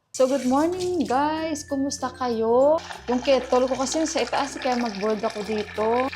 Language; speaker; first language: Filipino; native; Filipino